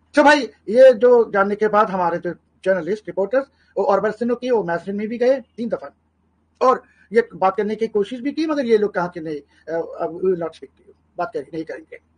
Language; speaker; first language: Hindi; non-native, fluent; Bangla